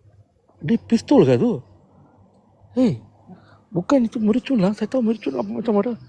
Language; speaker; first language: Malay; non-native, local second language; Tamil